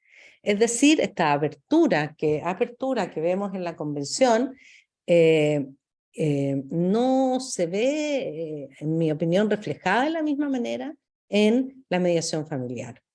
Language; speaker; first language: Spanish; native; Spanish